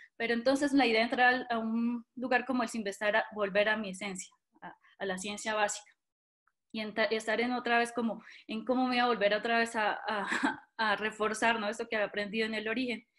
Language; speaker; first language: Spanish; native; Spanish